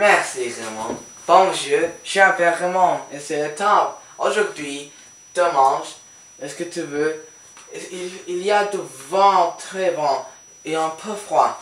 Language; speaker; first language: French; non-native, learner; Spanish